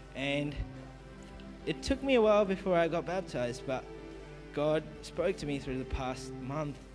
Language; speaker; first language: English; native; English